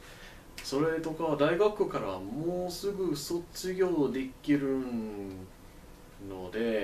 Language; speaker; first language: Japanese; non-native, learner; English